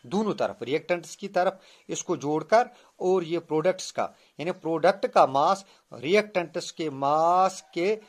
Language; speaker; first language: Urdu; non-native, local second language; Kashmiri